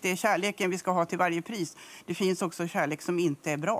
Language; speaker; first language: Swedish; native; Swedish